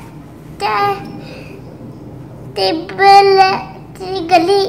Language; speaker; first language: Romanian; early bilingual, heritage; Romanian